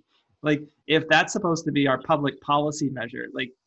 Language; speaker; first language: English; native; English